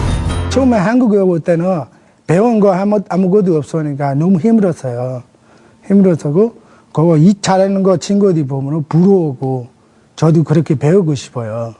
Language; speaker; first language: Korean; non-native, fluent; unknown